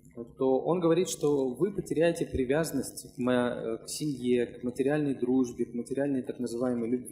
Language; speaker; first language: Russian; native; Russian